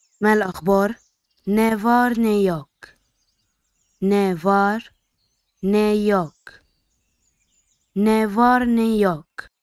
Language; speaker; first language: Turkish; non-native, fluent; Arabic